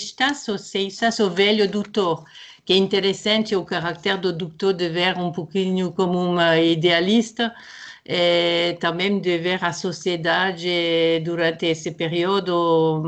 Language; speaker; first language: Portuguese; non-native, fluent; French